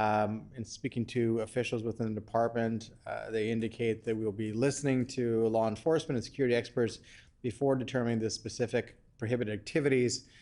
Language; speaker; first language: English; native; English